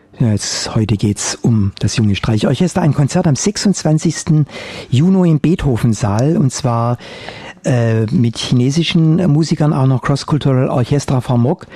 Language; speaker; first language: German; native; German